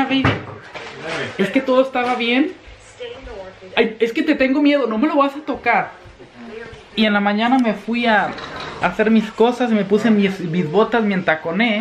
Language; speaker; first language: Spanish; native; Spanish